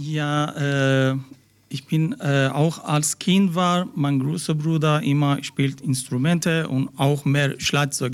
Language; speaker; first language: German; non-native, learner; Persian